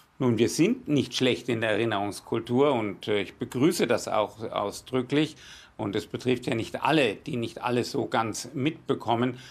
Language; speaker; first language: German; native; German